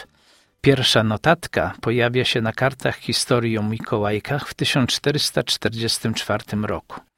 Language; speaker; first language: Polish; native; Polish